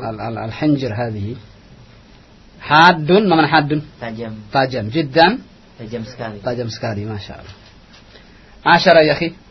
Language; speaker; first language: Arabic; non-native, fluent; Indonesian